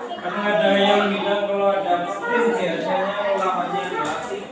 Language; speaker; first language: Indonesian; native; Indonesian